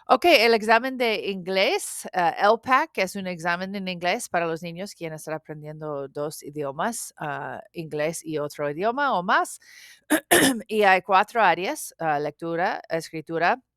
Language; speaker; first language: Spanish; non-native, learner; English